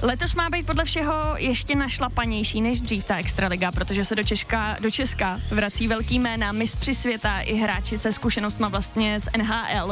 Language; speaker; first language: Czech; native; Czech